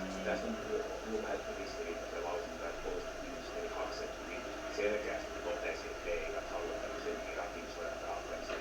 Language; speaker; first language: Finnish; native; Finnish